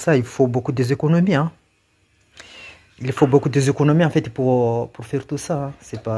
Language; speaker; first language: French; non-native, local second language; Comorian